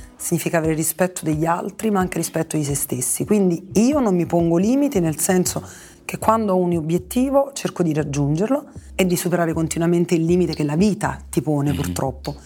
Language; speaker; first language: Italian; native; Italian